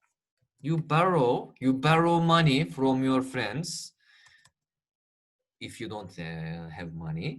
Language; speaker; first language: English; non-native, fluent; Turkish